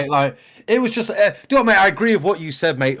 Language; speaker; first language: English; native; English